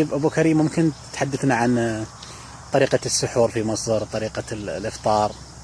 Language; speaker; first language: Arabic; native; Arabic